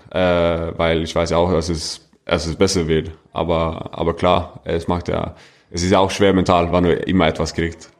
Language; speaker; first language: German; non-native, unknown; Norwegian